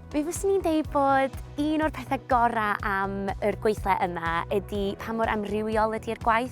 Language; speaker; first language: Welsh; non-native, fluent; English